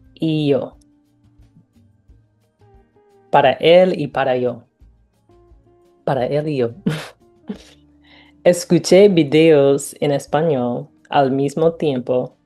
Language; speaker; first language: Spanish; non-native, learner; English